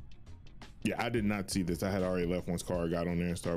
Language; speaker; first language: English; native; English